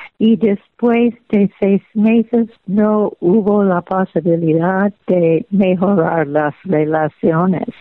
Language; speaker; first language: Spanish; non-native, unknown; English